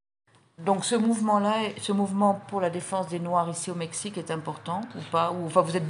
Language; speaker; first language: French; native; French